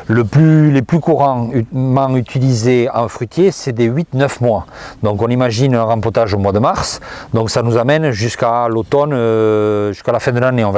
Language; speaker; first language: French; native; French